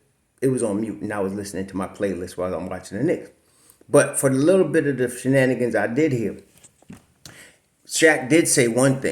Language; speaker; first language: English; native; English